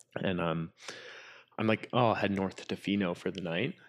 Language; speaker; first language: English; native; English